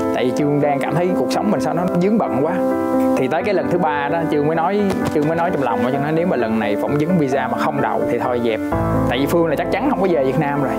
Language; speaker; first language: Vietnamese; native; Vietnamese